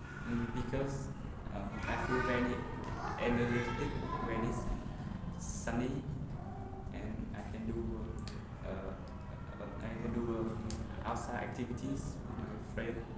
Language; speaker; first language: English; non-native, learner; Vietnamese